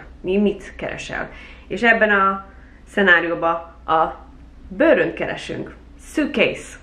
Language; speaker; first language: Hungarian; early bilingual, heritage; Hungarian